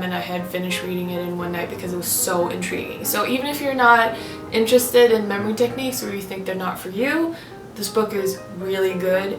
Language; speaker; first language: English; non-native, fluent; Swedish